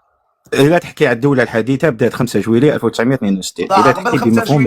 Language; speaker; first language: Arabic; native; Arabic